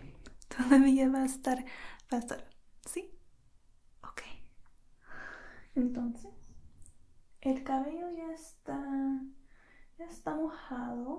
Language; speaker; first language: Spanish; non-native, learner; English